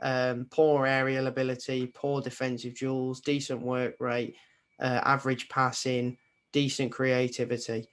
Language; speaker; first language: English; native; English